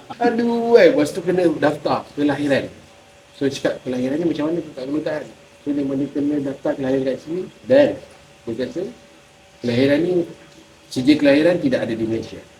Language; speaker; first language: Malay; native; Malay